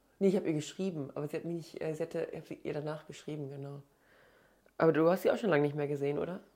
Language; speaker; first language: German; early bilingual, other home language; English